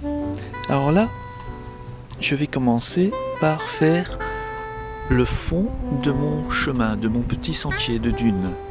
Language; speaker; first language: French; native; French